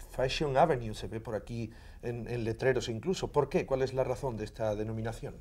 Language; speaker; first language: Spanish; native; Spanish